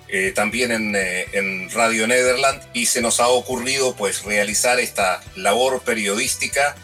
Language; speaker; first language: Spanish; native; Spanish